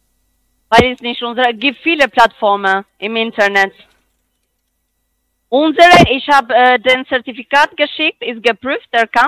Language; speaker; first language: German; non-native, learner; Spanish